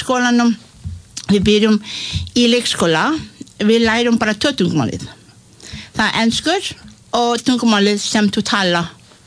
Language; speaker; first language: Icelandic; non-native, fluent; English